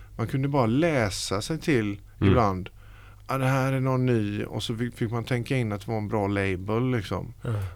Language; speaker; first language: Swedish; native; Swedish